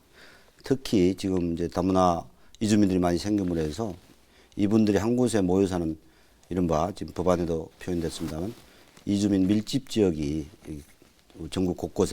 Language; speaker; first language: Korean; native; Korean